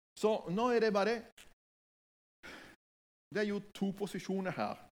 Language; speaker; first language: Norwegian; non-native, fluent; Spanish